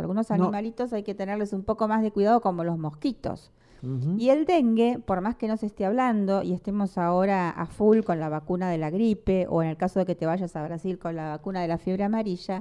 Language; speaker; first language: Spanish; native; Spanish